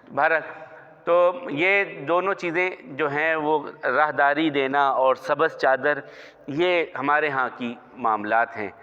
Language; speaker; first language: Urdu; non-native, local second language; Punjabi